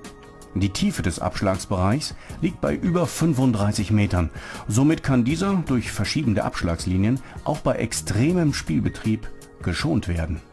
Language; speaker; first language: German; native; German